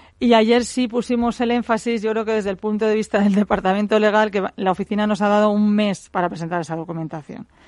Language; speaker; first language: Spanish; native; Spanish